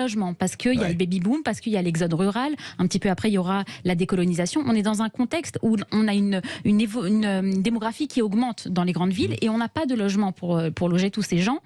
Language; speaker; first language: French; native; French